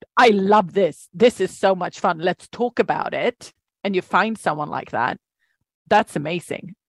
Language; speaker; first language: English; non-native, fluent; Swedish